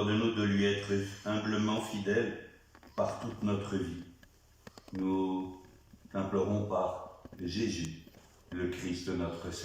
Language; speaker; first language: French; native; French